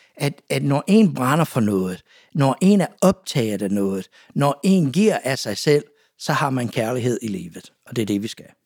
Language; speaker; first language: Danish; non-native, fluent; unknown